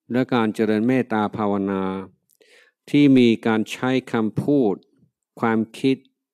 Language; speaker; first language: Thai; non-native, fluent; English